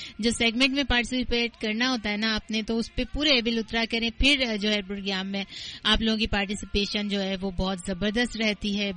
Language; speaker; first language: Urdu; non-native, local second language; Sindhi